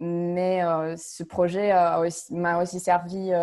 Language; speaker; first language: French; non-native, fluent; Romanian